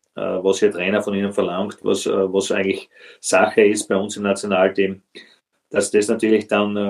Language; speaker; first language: German; native; German